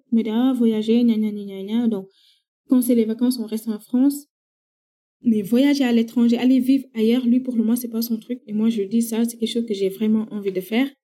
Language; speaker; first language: French; non-native, local second language; Wolof